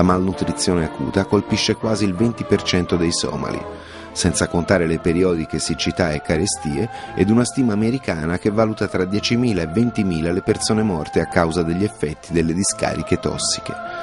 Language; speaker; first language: Italian; native; Italian